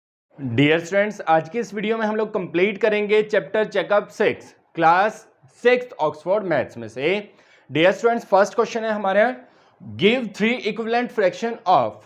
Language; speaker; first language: Hindi; native; Hindi